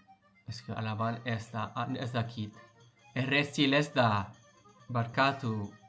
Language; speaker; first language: Basque; non-native, learner; English